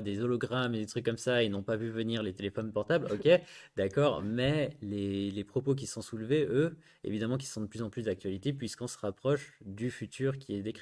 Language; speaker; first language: French; native; French